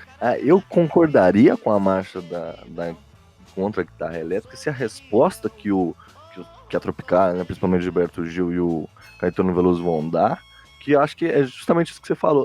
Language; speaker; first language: Portuguese; native; Portuguese